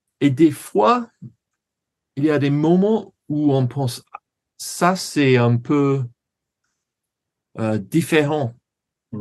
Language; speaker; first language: French; non-native, fluent; English